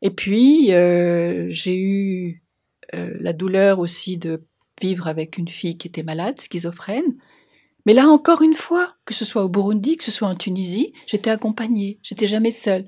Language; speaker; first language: French; native; French